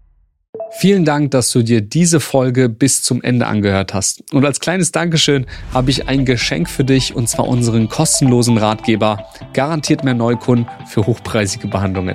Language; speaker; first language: German; native; German